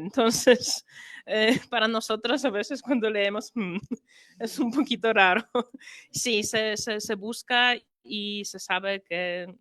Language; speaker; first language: Spanish; non-native, fluent; Polish